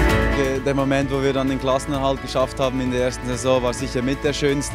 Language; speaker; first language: German; native; German